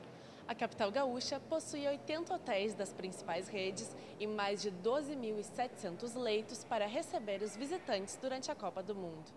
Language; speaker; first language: Portuguese; native; Portuguese